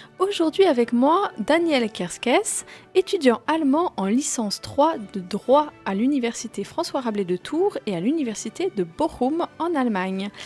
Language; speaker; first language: French; native; French